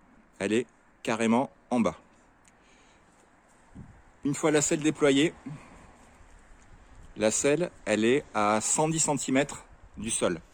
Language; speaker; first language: French; native; French